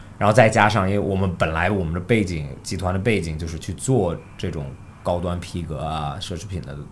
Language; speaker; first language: Chinese; early bilingual, heritage; Chinese